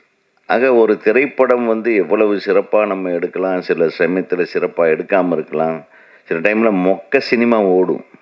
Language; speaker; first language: Tamil; native; Tamil